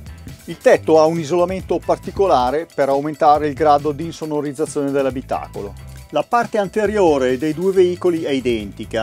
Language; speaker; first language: Italian; native; Italian